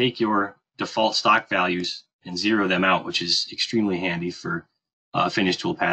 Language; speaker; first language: English; native; English